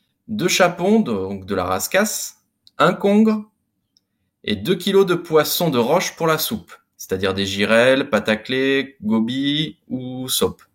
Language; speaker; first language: French; native; French